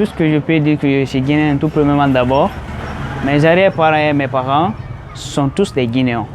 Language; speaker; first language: French; non-native, local second language; Fula